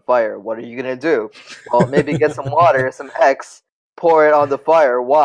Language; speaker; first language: English; non-native, fluent; Tamil